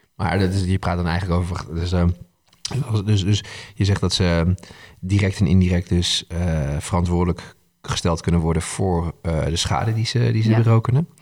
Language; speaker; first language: Dutch; early bilingual, other home language; Arabic